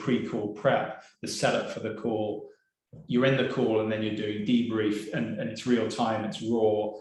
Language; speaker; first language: English; native; English